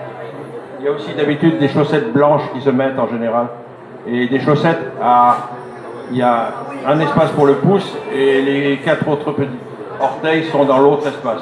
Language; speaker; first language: French; native; French